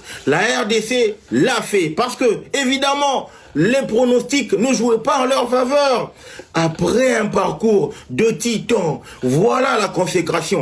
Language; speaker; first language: French; non-native, local second language; Lingala